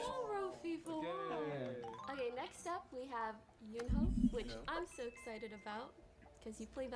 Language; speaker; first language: English; early bilingual, other home language; French